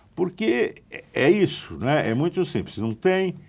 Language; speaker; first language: Portuguese; native; Portuguese